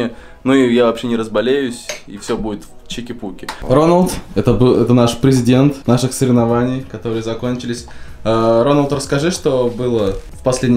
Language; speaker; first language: Russian; native; Russian